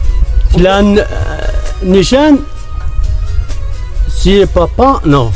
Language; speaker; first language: French; non-native, learner; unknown